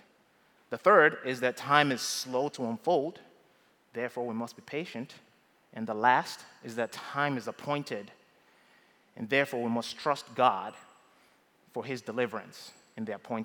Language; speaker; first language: English; non-native, local second language; Yoruba